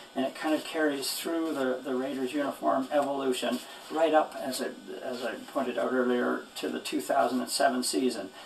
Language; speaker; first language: English; native; English